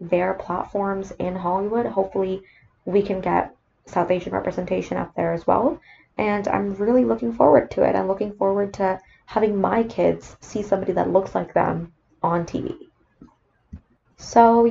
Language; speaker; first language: English; non-native, local second language; Sinhala